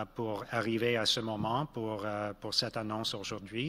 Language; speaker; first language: French; non-native, local second language; English